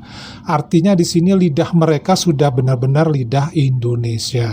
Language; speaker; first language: Indonesian; native; Indonesian